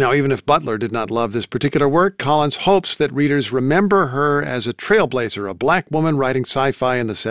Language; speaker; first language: English; native; English